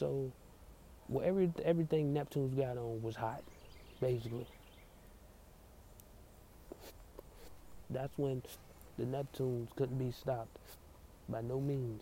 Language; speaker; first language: English; native; English